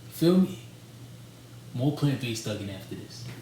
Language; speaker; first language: English; native; English